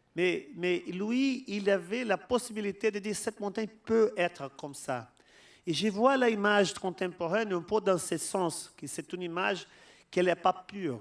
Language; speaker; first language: French; non-native, fluent; Portuguese